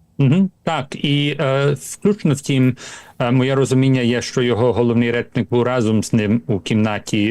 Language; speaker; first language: Ukrainian; early bilingual, heritage; Ukrainian